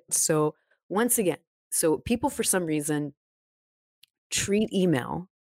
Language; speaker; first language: English; native; English